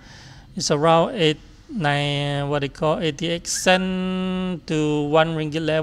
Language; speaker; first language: English; non-native, local second language; Chinese